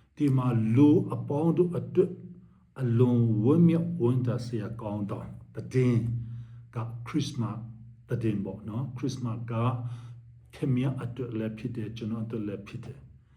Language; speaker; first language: Burmese; non-native, local second language; Tedim Chin